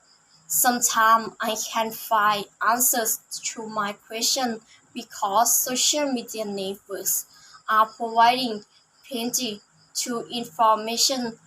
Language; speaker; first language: English; non-native, learner; Thai